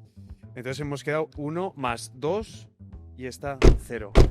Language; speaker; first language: Spanish; native; Spanish